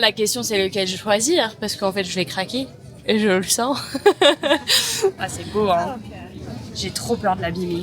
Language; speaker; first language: French; native; French